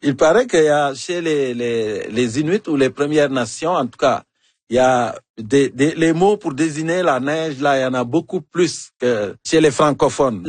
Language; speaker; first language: French; native; French